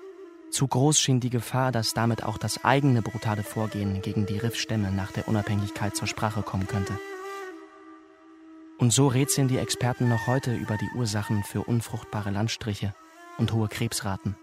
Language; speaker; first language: German; native; German